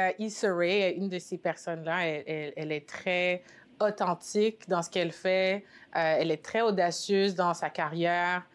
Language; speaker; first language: French; early bilingual, other home language; Haitian Creole